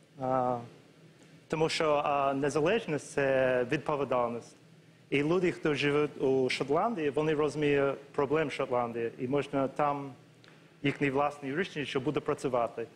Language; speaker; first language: Ukrainian; non-native, learner; English